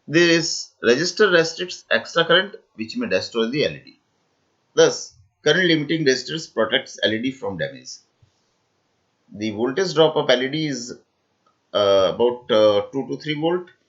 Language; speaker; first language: English; non-native, local second language; Hindi